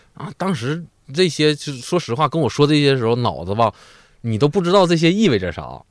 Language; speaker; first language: Chinese; native; Chinese